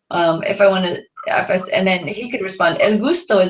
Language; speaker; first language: Spanish; non-native, learner; English